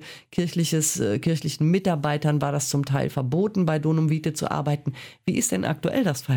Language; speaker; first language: German; native; German